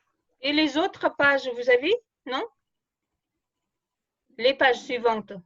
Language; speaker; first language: French; non-native, fluent; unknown